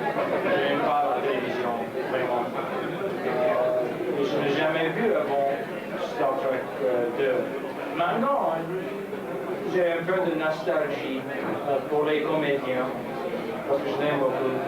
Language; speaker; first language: French; non-native, learner; English